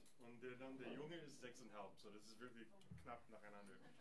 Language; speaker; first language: German; non-native, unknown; English